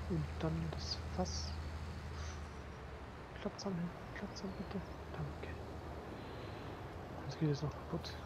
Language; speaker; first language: German; native; German